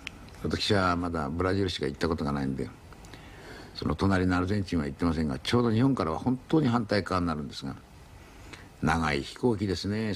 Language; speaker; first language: Japanese; native; Japanese